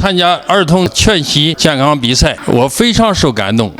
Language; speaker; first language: Chinese; native; Chinese